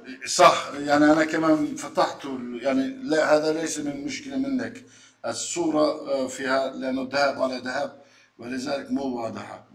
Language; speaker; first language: Arabic; non-native, fluent; Turkish